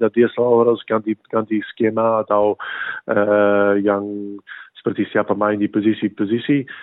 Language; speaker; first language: Indonesian; non-native, fluent; English